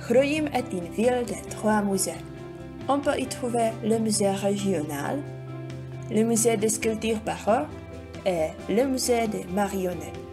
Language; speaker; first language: French; non-native, learner; Czech